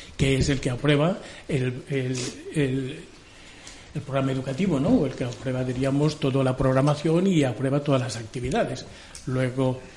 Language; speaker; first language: Spanish; non-native, local second language; Catalan